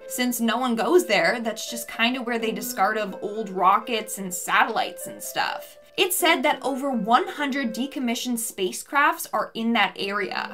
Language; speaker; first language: English; native; English